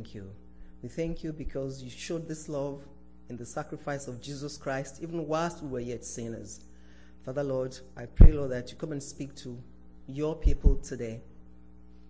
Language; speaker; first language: English; non-native, local second language; Yoruba